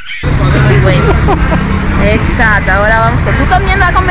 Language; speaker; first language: Spanish; non-native, fluent; Portuguese